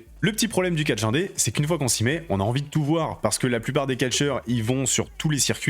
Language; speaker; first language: French; native; French